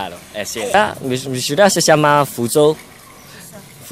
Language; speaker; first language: Spanish; non-native, learner; Chinese